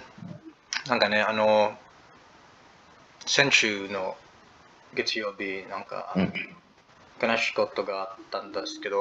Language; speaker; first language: Japanese; non-native, learner; English